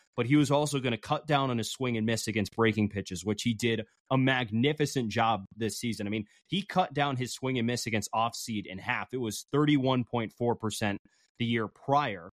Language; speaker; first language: English; native; English